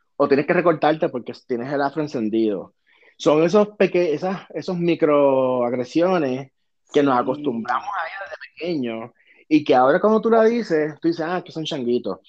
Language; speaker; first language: Spanish; native; Spanish